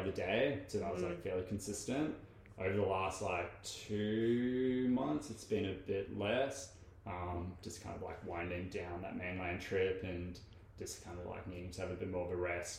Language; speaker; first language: English; native; English